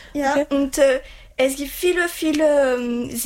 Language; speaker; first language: German; non-native, learner; French